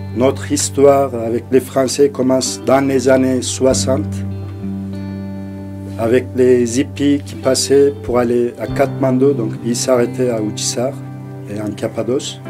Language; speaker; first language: French; non-native, fluent; Turkish